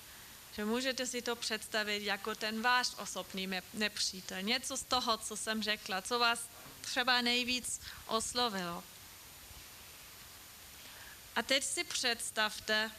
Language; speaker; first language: Czech; non-native, fluent; German